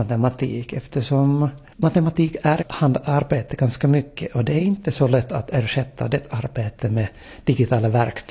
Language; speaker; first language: Swedish; non-native, fluent; Finnish